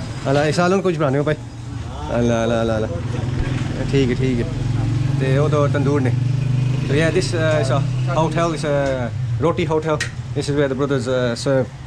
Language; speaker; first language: Punjabi; early bilingual, heritage; Punjabi